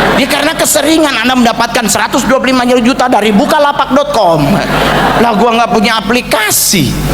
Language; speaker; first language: Indonesian; native; Indonesian